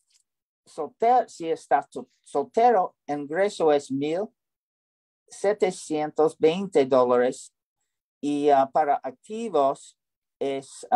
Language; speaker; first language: Spanish; non-native, learner; English